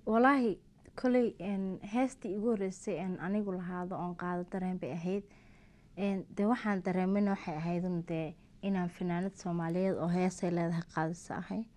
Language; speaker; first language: Somali; early bilingual, heritage; Somali